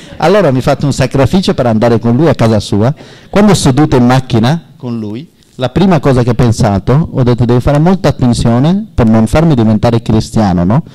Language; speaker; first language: Italian; non-native, learner; Persian